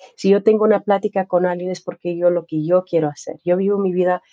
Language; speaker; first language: Spanish; native; Spanish